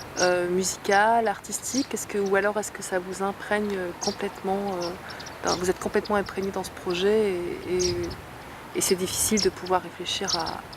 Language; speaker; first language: French; native; French